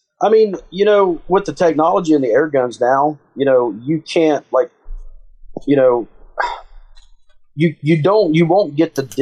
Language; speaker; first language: English; native; English